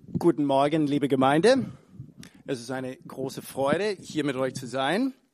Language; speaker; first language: German; non-native, fluent; English